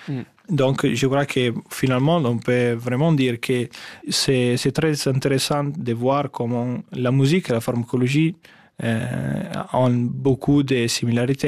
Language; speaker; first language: French; non-native, fluent; Italian